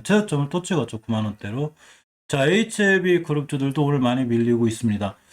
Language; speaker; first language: Korean; native; Korean